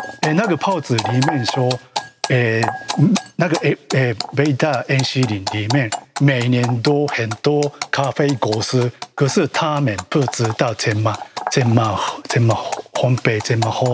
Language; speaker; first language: Chinese; non-native, learner; Japanese